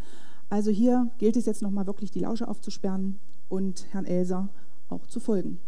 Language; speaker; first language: German; native; German